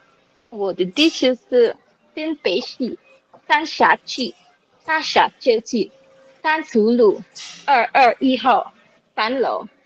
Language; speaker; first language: Chinese; non-native, learner; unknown